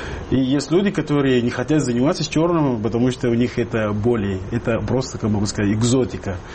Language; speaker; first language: Russian; non-native, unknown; Arabic